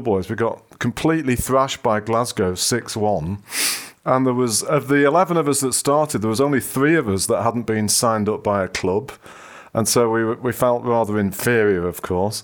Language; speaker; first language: English; native; English